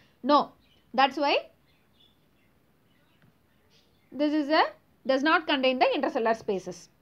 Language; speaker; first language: English; non-native, local second language; Tamil